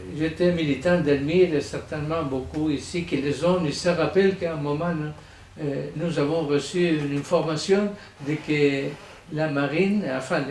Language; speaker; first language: French; non-native, fluent; Spanish